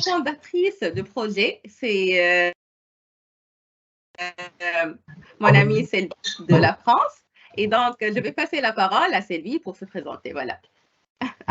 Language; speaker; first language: French; non-native, local second language; Arabic